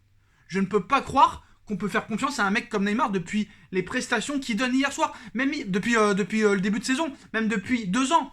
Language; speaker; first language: French; native; French